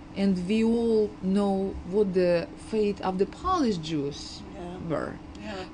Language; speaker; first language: English; non-native, fluent; Uzbek